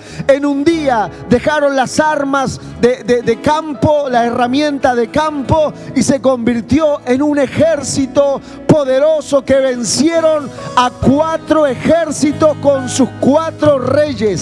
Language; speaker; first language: Spanish; native; Spanish